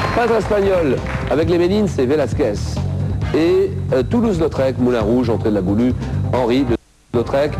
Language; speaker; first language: French; native; French